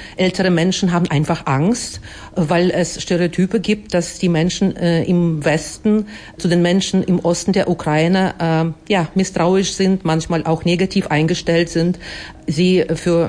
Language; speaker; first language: German; non-native, fluent; Ukrainian